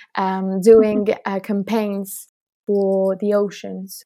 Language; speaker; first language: English; non-native, fluent; French